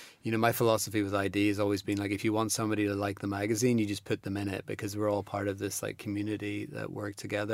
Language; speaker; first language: English; native; English